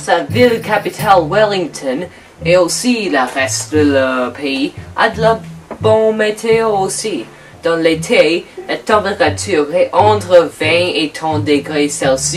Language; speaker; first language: French; non-native, learner; English